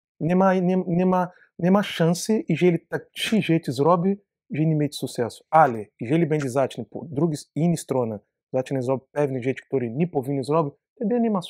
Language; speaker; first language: Polish; non-native, learner; Portuguese